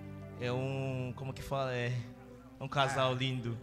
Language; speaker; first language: Portuguese; non-native, learner; Haitian Creole